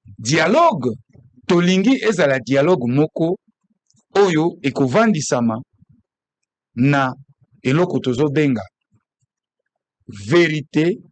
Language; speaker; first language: Lingala; non-native, local second language; Kongo